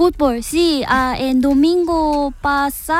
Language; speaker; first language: Spanish; non-native, learner; Korean